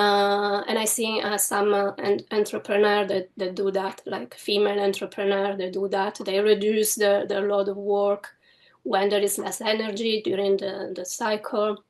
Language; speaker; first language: English; non-native, fluent; Italian